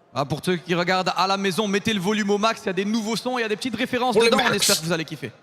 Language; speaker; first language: French; native; French